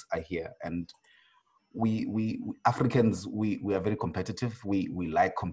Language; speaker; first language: English; non-native, local second language; Swati